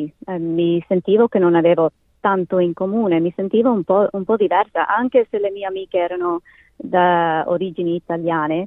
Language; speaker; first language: Italian; native; Italian